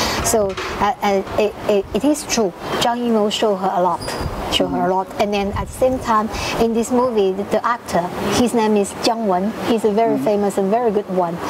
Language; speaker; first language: English; non-native, fluent; Chinese